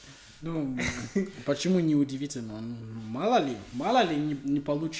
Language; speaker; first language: Russian; non-native, fluent; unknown